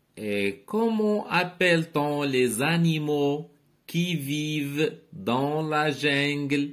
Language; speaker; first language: French; non-native, local second language; Arabic